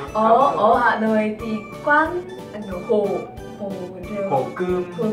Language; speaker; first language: Vietnamese; non-native, learner; Korean